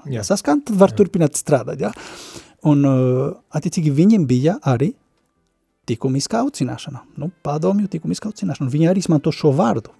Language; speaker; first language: Latvian; non-native, fluent; Spanish